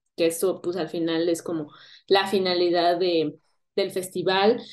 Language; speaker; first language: Spanish; native; Spanish